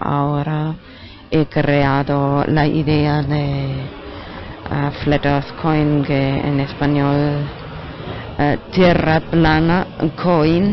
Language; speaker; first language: Spanish; non-native, learner; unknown